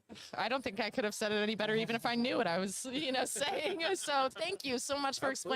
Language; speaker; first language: English; native; English